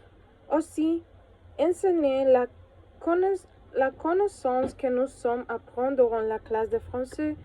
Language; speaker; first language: French; non-native, learner; Spanish